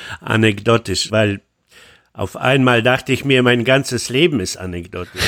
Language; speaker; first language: German; non-native, fluent; Polish